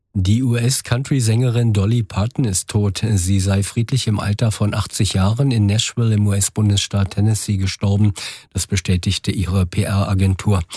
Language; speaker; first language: German; native; German